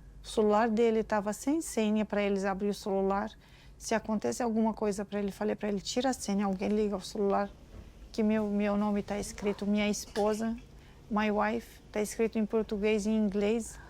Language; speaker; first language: Portuguese; non-native, learner; Arabic